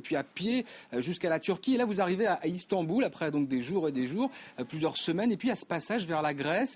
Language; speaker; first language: French; native; French